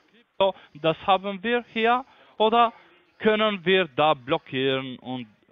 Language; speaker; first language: German; non-native, learner; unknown